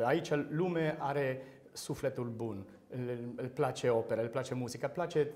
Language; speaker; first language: Romanian; non-native, learner; French